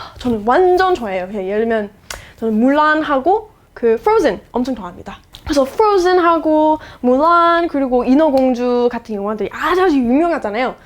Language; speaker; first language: Korean; non-native, fluent; English